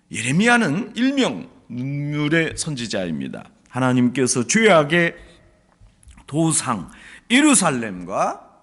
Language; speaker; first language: Korean; native; Korean